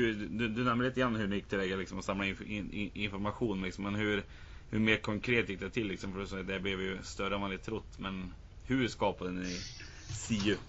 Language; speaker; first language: Swedish; native; Swedish